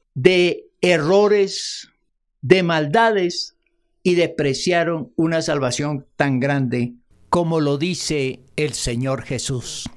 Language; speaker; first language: Spanish; native; Spanish